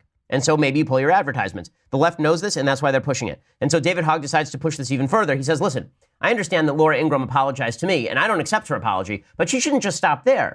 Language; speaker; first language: English; native; English